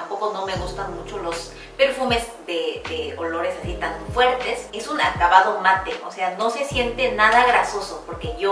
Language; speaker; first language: Spanish; non-native, fluent; Korean